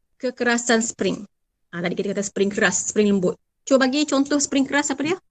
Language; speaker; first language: Malay; native; Malay